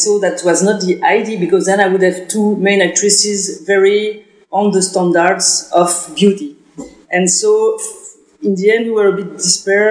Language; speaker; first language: English; non-native, fluent; French